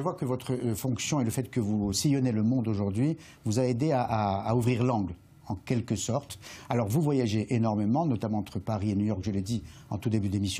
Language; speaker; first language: French; native; French